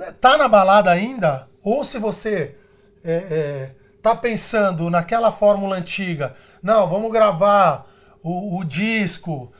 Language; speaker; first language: Portuguese; early bilingual, other home language; Spanish